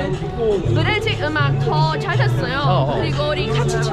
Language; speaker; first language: Korean; non-native, learner; Portuguese